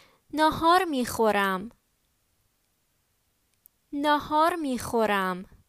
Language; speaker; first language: Persian; native; Persian